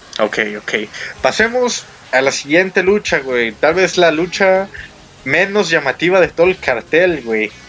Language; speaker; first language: Spanish; native; Spanish